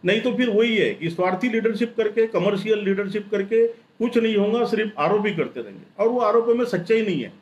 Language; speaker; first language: Hindi; non-native, local second language; Marathi